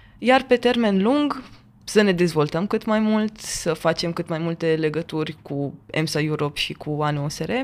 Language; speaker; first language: Romanian; native; Romanian